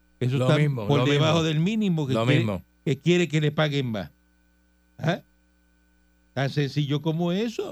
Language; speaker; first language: Spanish; native; Spanish